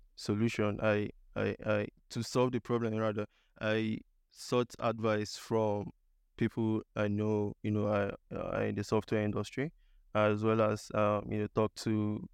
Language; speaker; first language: English; non-native, local second language; Igbo